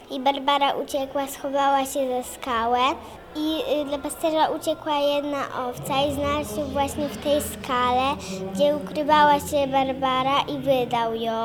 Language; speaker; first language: Polish; native; Polish